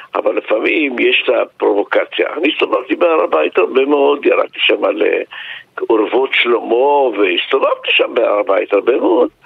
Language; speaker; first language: Hebrew; native; Hebrew